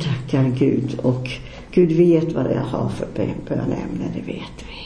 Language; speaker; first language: Swedish; non-native, fluent; Finnish